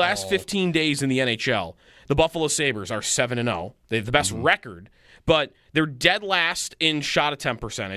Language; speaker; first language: English; native; English